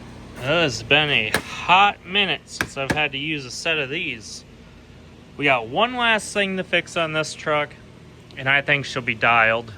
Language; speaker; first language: English; native; English